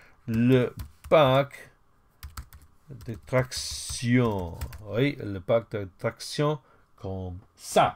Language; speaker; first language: French; non-native, fluent; English